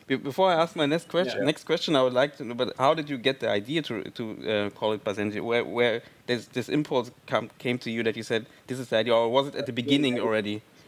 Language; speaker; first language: English; non-native, fluent; German